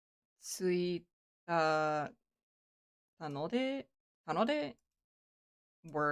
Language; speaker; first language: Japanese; non-native, learner; English